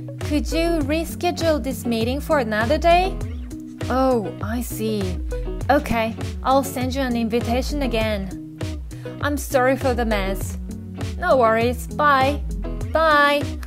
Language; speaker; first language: English; non-native, fluent; Japanese